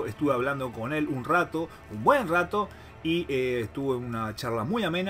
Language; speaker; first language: Spanish; native; Spanish